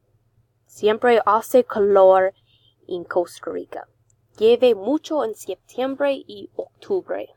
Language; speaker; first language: Spanish; non-native, learner; English